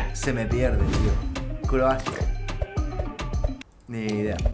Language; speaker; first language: Spanish; native; Spanish